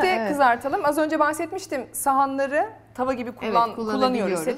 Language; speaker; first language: Turkish; native; Turkish